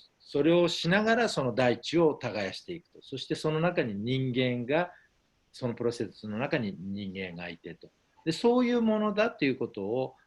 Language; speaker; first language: Japanese; native; Japanese